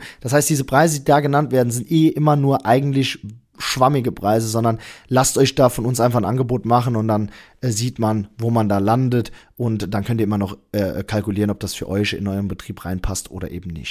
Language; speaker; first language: German; native; German